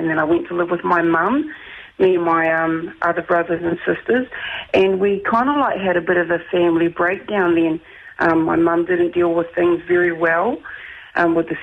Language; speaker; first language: English; native; English